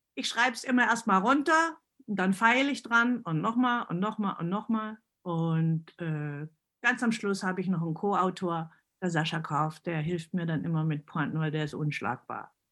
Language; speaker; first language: German; early bilingual, other home language; Italian